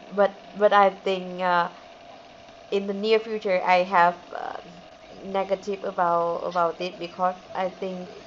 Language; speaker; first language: English; non-native, learner; Vietnamese